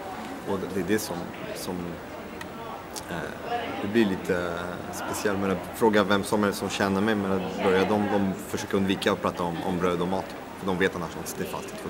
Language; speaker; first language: Swedish; non-native, fluent; French